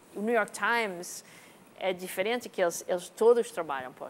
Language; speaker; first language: Portuguese; non-native, fluent; English